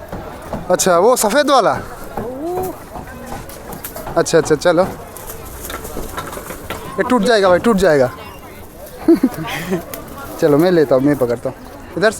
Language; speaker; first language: Hindi; non-native, local second language; Bangla